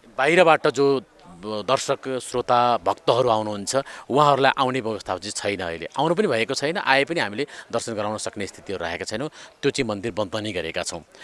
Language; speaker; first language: Nepali; native; Nepali